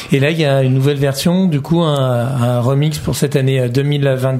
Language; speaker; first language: French; native; French